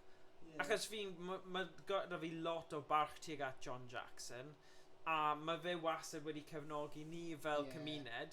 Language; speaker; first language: Welsh; native; Welsh